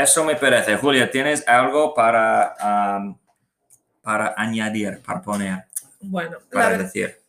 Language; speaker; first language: Spanish; non-native, learner; English